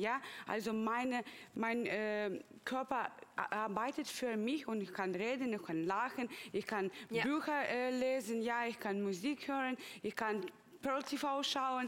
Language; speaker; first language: German; non-native, fluent; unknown